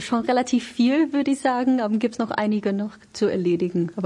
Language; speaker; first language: German; non-native, fluent; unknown